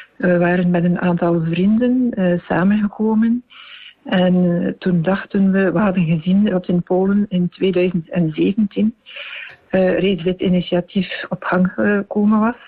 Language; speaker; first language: Dutch; native; Dutch